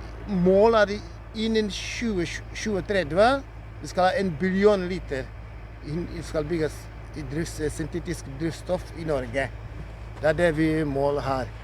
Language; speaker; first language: Norwegian; non-native, fluent; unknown